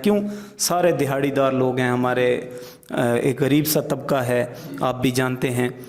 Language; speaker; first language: Urdu; non-native, local second language; Punjabi